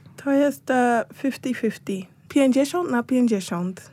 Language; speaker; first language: Polish; non-native, learner; Shona